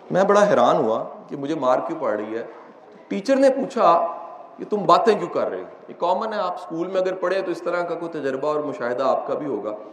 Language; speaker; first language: Urdu; non-native, local second language; Punjabi